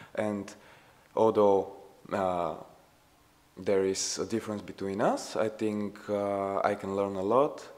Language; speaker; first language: English; non-native, fluent; Bulgarian